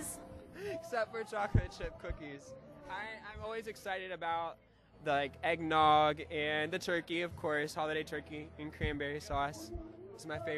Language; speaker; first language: English; native; English